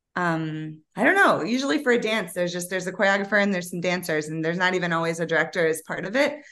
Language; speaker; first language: English; native; English